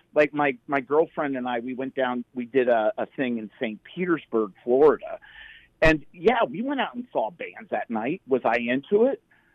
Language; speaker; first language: English; native; English